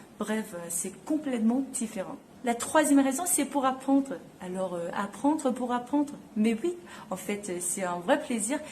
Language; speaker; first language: French; non-native, fluent; Chinese